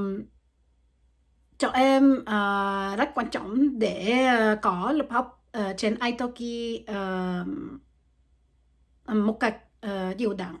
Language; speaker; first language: Vietnamese; non-native, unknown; French